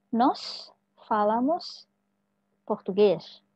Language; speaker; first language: Portuguese; non-native, fluent; Indonesian